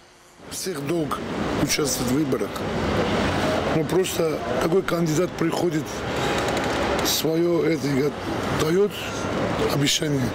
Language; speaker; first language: Russian; non-native, local second language; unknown